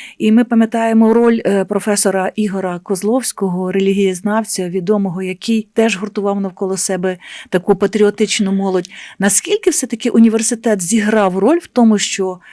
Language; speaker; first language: Ukrainian; native; Ukrainian